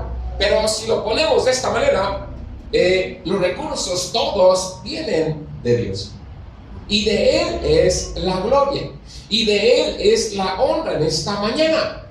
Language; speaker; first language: Spanish; native; Spanish